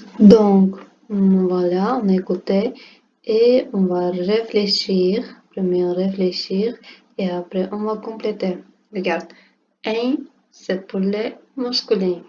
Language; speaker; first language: French; non-native, learner; Portuguese